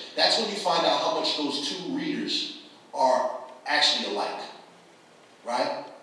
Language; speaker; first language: English; native; English